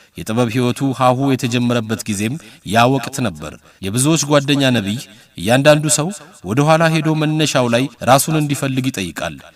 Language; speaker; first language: Amharic; native; Amharic